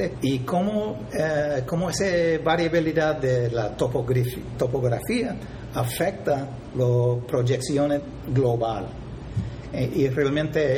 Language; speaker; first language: Spanish; non-native, fluent; English